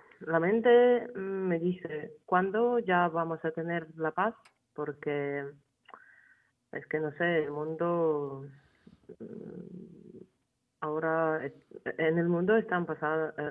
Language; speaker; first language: Spanish; non-native, fluent; Ukrainian